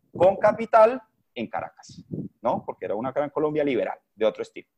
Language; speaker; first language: Spanish; native; Spanish